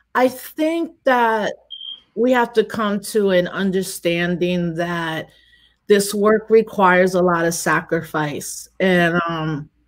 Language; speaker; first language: English; native; English